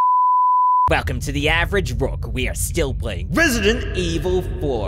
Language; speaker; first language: English; native; English